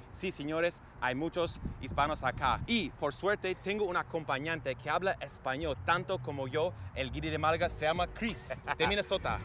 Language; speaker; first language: Spanish; non-native, fluent; English